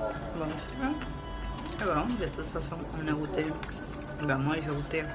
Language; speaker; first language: French; non-native, learner; Spanish